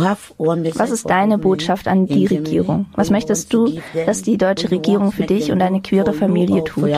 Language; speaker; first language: German; non-native, fluent; French